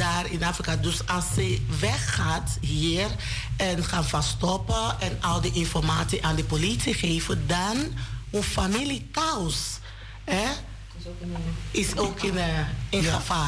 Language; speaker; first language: Dutch; non-native, learner; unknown